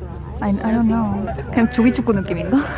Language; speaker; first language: Korean; native; Korean